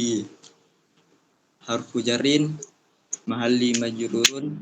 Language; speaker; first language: Arabic; non-native, learner; Indonesian